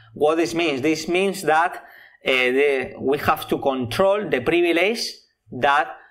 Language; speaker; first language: English; non-native, learner; Spanish